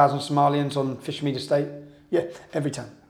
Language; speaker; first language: English; native; English